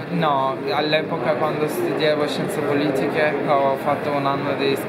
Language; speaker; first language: Italian; non-native, fluent; Turkish